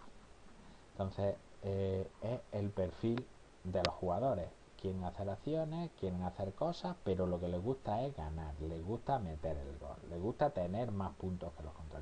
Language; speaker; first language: Spanish; native; Spanish